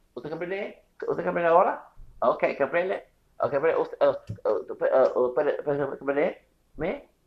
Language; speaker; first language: Spanish; non-native, learner; English